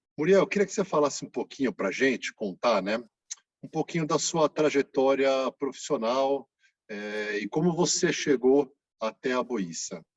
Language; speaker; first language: Portuguese; native; Portuguese